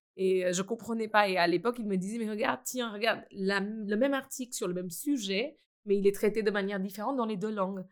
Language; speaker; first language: French; non-native, fluent; Gujarati